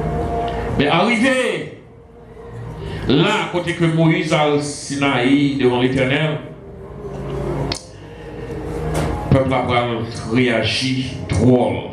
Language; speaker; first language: French; non-native, local second language; Haitian Creole